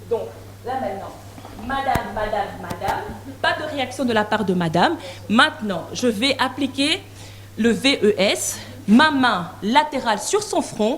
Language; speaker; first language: French; non-native, local second language; Lingala